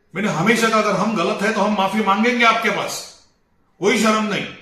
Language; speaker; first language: Hindi; non-native, local second language; Marathi